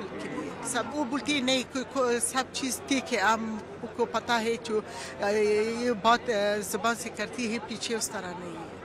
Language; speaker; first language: Hindi; non-native, learner; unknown